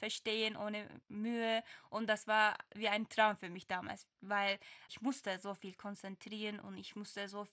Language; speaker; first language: German; non-native, learner; Turkish